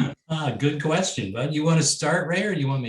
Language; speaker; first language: English; native; English